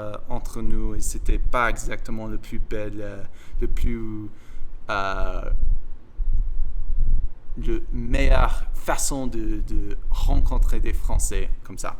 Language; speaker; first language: French; non-native, fluent; English